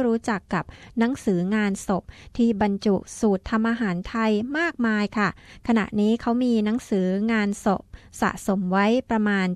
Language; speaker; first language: Thai; native; Thai